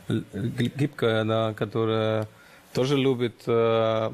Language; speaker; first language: Russian; non-native, learner; German